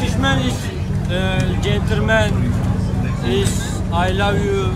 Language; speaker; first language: English; non-native, learner; Turkish